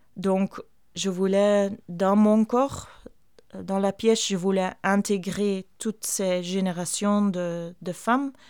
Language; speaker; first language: French; non-native, fluent; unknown